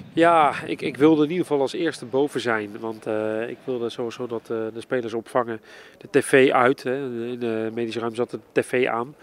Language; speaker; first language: Dutch; native; Dutch